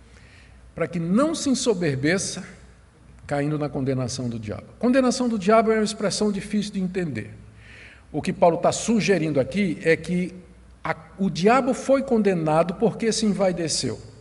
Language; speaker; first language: Portuguese; native; Portuguese